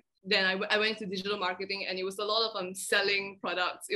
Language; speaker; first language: English; non-native, local second language; Chinese